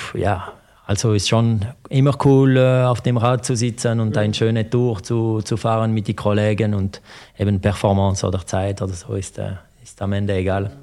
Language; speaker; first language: German; non-native, local second language; French